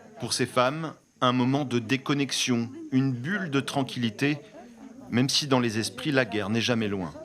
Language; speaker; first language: French; native; French